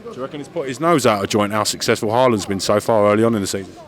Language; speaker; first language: English; native; English